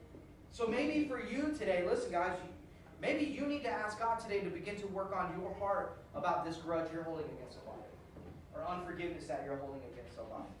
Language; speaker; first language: English; native; English